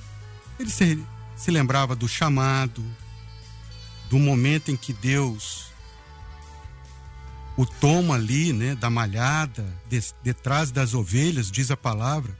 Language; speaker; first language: Portuguese; native; Portuguese